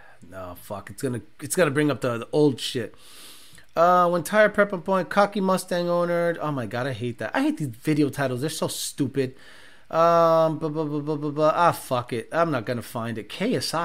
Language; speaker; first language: English; native; English